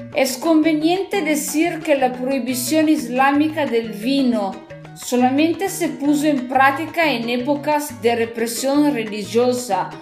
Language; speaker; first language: Spanish; non-native, learner; Italian